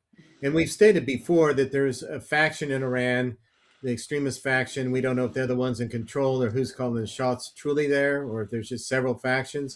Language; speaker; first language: English; native; English